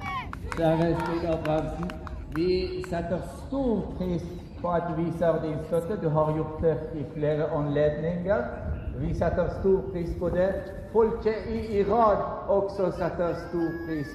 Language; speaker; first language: Norwegian; non-native, fluent; Persian